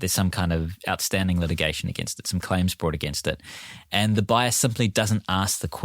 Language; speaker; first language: English; native; English